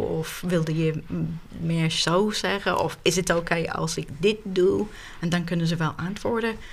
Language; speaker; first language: Dutch; non-native, fluent; English